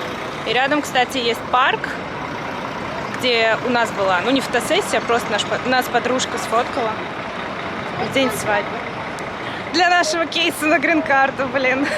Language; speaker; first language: Russian; native; Russian